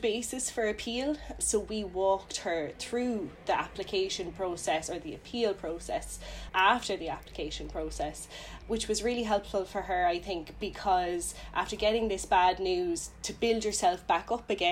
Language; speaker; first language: English; native; English